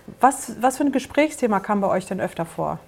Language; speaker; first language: German; native; German